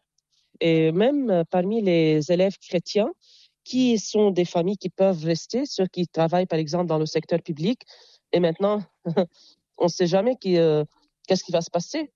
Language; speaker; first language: French; non-native, local second language; Arabic